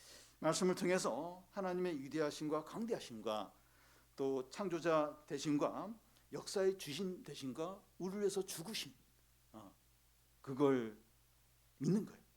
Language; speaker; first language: Korean; native; Korean